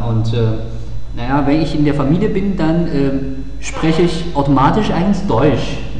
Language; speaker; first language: German; non-native, fluent; Chinese